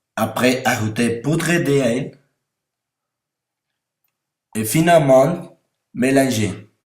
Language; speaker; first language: French; non-native, learner; Spanish